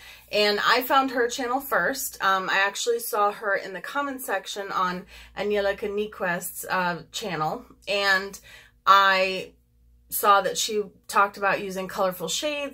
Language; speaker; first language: English; native; English